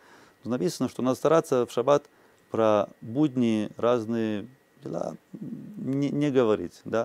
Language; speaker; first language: Russian; native; Russian